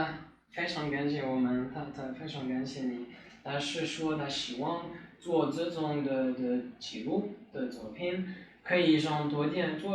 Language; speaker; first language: Chinese; non-native, learner; French